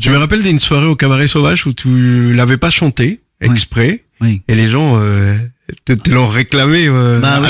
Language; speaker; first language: French; native; French